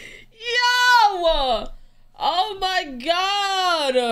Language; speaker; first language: English; native; English